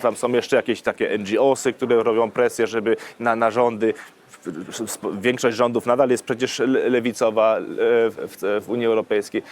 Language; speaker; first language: Polish; early bilingual, other home language; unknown